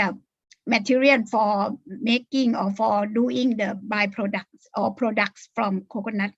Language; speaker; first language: English; non-native, learner; Thai